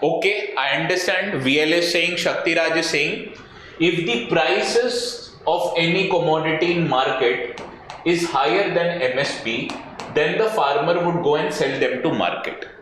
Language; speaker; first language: English; non-native, local second language; Hindi